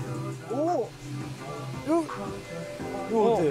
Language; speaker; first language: Korean; native; Korean